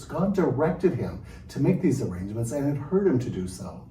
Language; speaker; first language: English; native; English